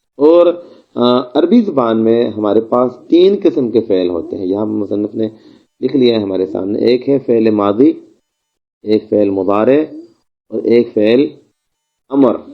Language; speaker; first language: Urdu; non-native, local second language; Baluchi